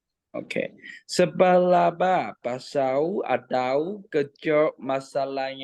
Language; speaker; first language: Indonesian; non-native, learner; Chinese